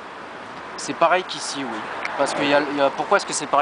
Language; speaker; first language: French; native; French